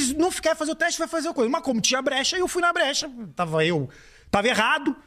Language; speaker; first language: Portuguese; native; Portuguese